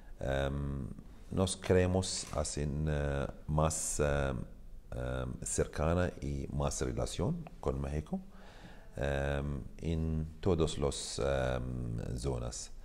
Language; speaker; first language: Spanish; non-native, learner; Arabic